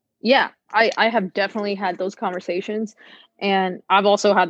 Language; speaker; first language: English; native; English